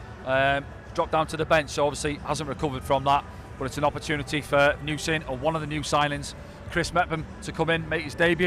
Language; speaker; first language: English; native; English